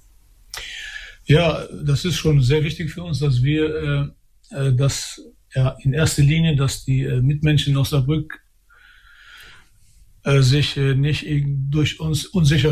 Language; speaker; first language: German; early bilingual, other home language; Albanian